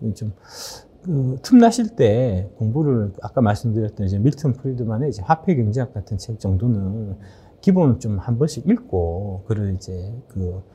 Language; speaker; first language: Korean; native; Korean